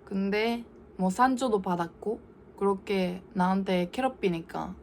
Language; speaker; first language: Korean; non-native, learner; Japanese